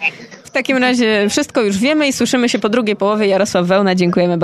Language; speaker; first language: Polish; native; Polish